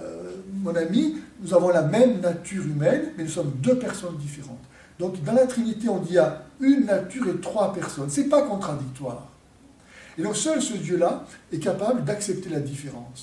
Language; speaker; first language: French; native; French